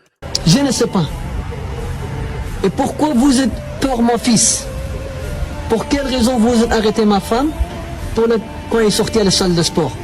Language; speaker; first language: French; non-native, learner; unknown